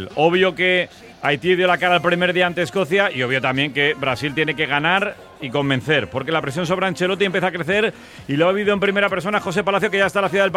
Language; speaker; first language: Spanish; native; Spanish